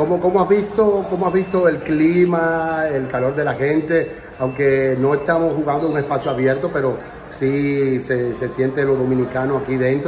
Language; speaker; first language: Spanish; native; Spanish